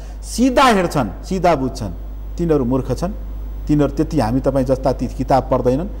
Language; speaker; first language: Nepali; non-native, local second language; Maithili